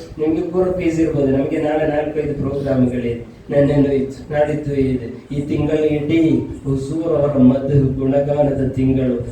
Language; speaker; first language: Kannada; non-native, local second language; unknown